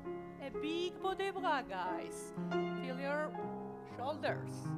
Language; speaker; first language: English; non-native, learner; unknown